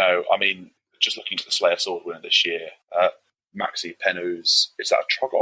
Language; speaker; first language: English; native; English